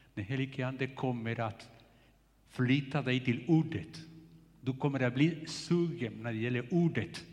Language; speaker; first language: Swedish; non-native, fluent; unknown